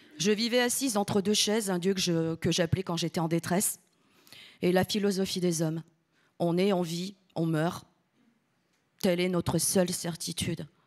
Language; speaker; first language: French; early bilingual, other home language; Italian